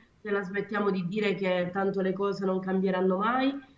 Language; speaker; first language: Italian; native; Italian